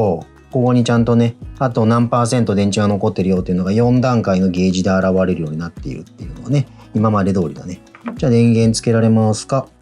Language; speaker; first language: Japanese; native; Japanese